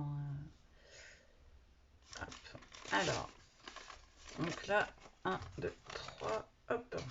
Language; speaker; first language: French; native; French